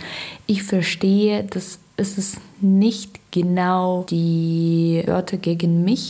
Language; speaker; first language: German; non-native, learner; Russian